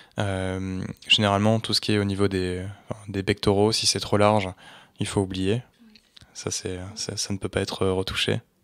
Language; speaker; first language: French; native; French